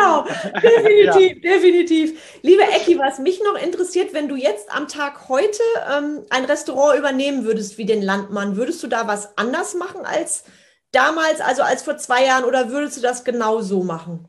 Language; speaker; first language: German; native; German